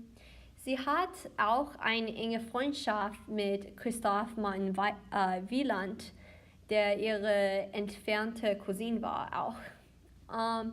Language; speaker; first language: German; non-native, learner; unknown